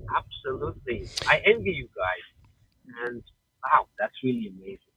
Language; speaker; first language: English; non-native, fluent; Persian